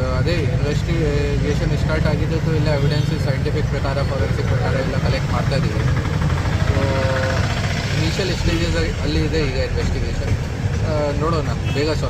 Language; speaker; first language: Kannada; non-native, fluent; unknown